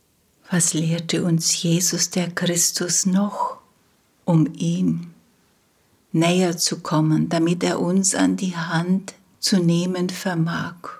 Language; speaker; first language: German; native; German